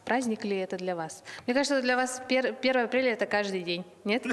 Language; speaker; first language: Russian; native; Russian